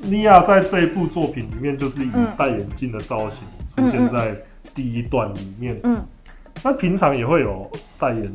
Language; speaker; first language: Chinese; native; Chinese